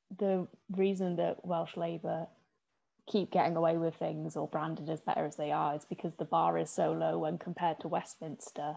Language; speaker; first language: English; native; English